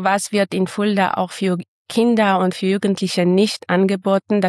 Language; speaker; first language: German; non-native, fluent; Armenian